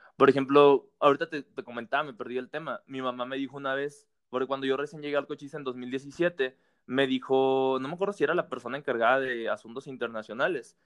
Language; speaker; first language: Spanish; native; Spanish